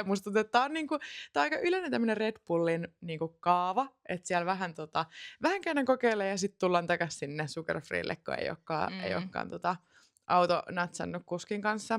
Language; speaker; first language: Finnish; native; Finnish